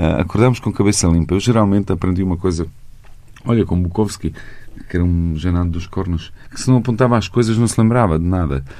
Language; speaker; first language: Portuguese; non-native, fluent; Bosnian